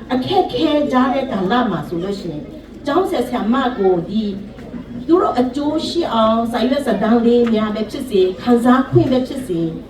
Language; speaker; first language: Burmese; non-native, local second language; Western Kayah